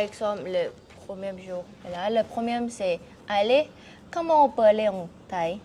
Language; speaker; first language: French; non-native, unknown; Thai